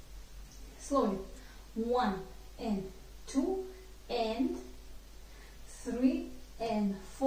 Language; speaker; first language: English; non-native, fluent; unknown